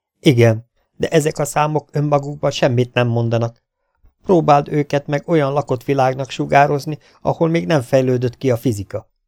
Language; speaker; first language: Hungarian; native; Hungarian